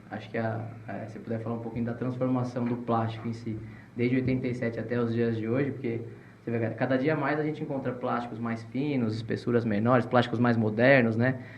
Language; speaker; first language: Portuguese; native; Portuguese